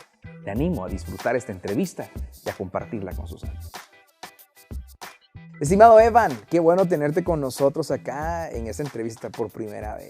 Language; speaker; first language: Spanish; native; Spanish